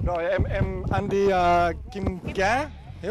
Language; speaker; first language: Vietnamese; non-native, learner; English